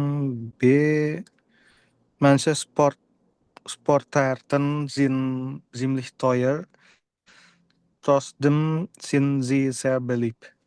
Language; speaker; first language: German; non-native, learner; Indonesian